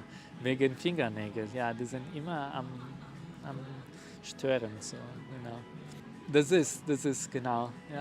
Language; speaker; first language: German; non-native, fluent; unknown